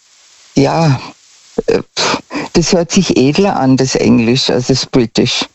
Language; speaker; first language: German; native; German